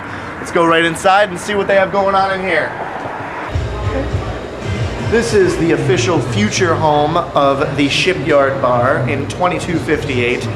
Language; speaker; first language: English; native; English